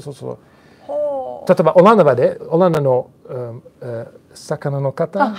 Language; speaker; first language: Japanese; non-native, learner; Dutch